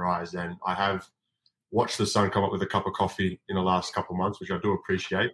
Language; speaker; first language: English; native; English